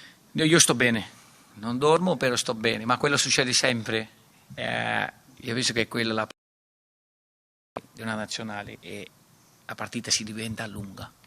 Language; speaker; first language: Italian; non-native, fluent; Portuguese